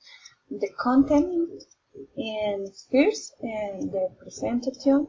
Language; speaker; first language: English; non-native, learner; Spanish